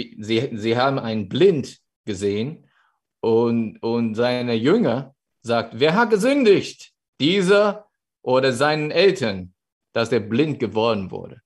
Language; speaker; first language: German; non-native, fluent; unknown